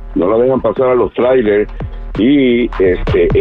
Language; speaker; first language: Spanish; native; Spanish